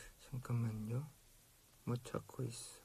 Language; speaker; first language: Korean; non-native, fluent; Thai